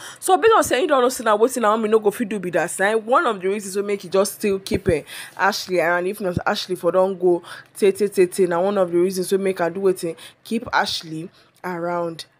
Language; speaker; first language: Nigerian Pidgin; non-native, local second language; Yoruba